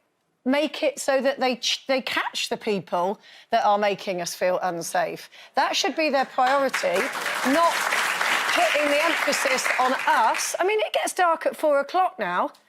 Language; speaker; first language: English; native; English